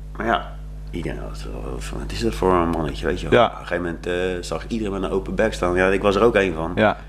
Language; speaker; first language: Dutch; native; Dutch